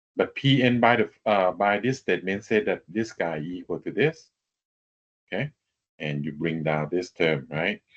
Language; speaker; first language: English; non-native, fluent; Thai